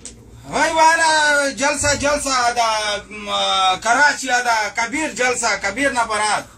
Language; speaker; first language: Arabic; non-native, learner; Urdu